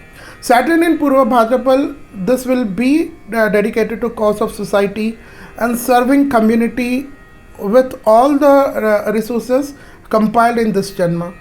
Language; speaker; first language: English; non-native, local second language; Hindi